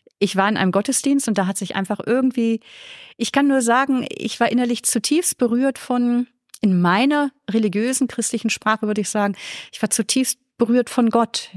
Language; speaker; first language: German; native; German